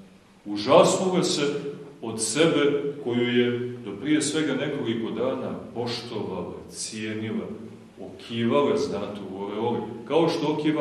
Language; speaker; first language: Serbian; native; Serbian